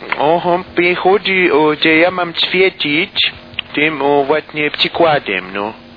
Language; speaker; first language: Polish; non-native, learner; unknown